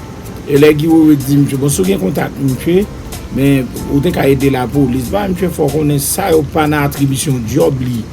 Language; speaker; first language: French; non-native, local second language; Haitian Creole